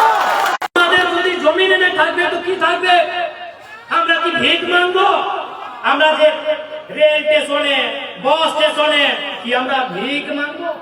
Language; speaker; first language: Bangla; non-native, local second language; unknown